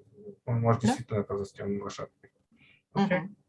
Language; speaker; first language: Russian; native; Russian